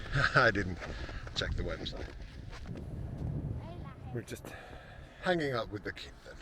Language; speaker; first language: English; non-native, fluent; Finnish